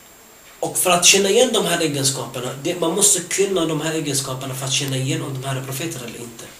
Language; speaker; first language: Swedish; early bilingual, other home language; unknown